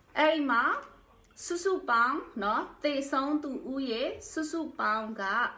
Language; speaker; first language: Burmese; non-native, local second language; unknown